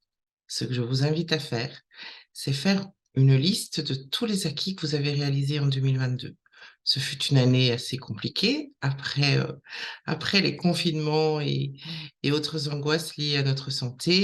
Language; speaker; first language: French; native; French